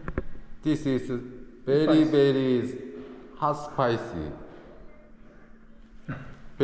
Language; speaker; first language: English; non-native, learner; Korean